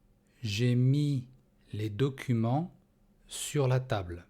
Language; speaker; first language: French; non-native, fluent; Russian